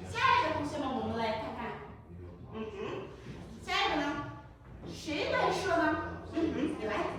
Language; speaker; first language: Chinese; non-native, fluent; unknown